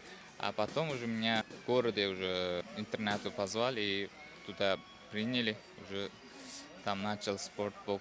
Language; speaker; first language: Russian; non-native, fluent; Uzbek